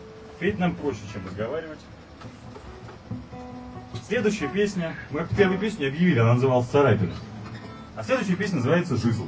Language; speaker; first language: Russian; native; Russian